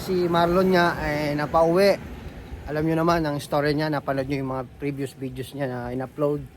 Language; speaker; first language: Filipino; non-native, local second language; Pampanga